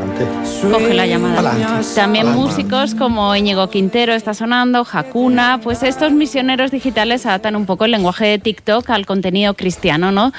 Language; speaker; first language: Spanish; native; Spanish